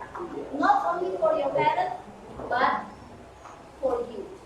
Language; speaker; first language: English; non-native, learner; Indonesian